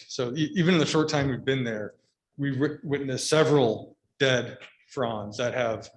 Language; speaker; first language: English; native; English